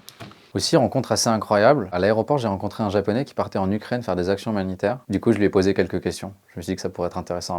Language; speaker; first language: French; native; French